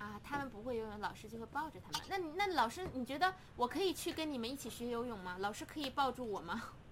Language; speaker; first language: Chinese; native; Chinese